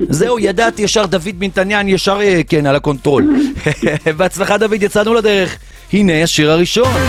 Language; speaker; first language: Hebrew; native; Hebrew